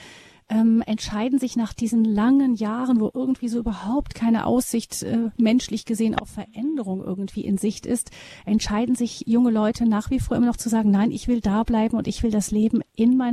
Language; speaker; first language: German; native; German